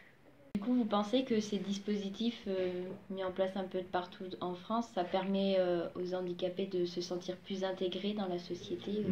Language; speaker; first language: French; native; French